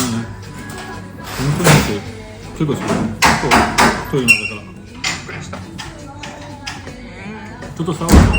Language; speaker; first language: Japanese; non-native, fluent; French